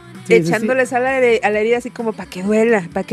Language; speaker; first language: Spanish; native; Spanish